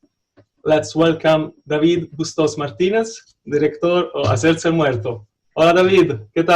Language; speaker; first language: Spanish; non-native, learner; Italian